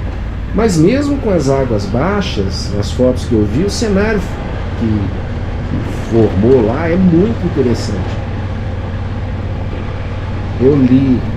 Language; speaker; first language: Portuguese; native; Portuguese